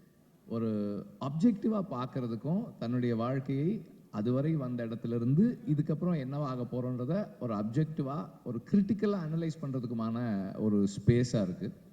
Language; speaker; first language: Tamil; native; Tamil